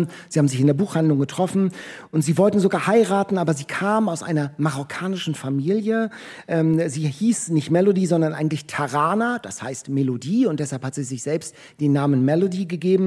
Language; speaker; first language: German; native; German